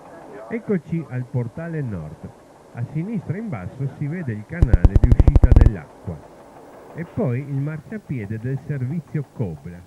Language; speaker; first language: Italian; native; Italian